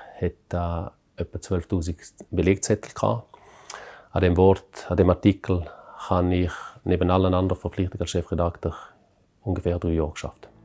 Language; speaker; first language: German; non-native, local second language; Romansh